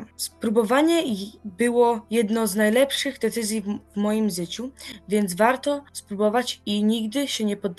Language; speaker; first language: Polish; early bilingual, heritage; Polish